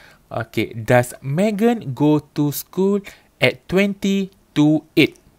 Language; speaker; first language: English; non-native, local second language; Malay